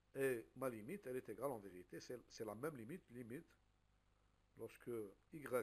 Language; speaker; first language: French; non-native, local second language; Arabic